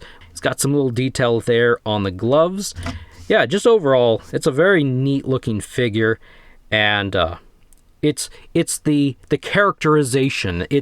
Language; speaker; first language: English; native; English